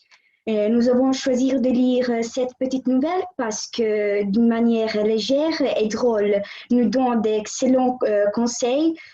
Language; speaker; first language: French; non-native, learner; Italian